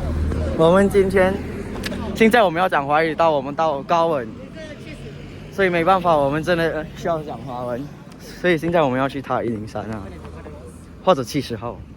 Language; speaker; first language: Chinese; non-native, local second language; English